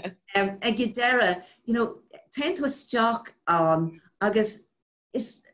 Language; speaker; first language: Irish; non-native, local second language; English